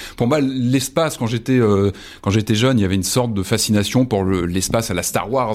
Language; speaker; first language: French; native; French